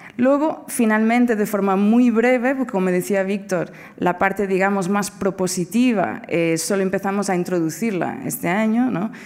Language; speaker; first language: Spanish; non-native, fluent; Portuguese